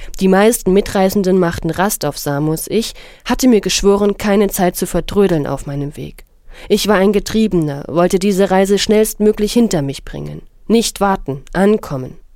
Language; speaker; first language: German; non-native, fluent; Arabic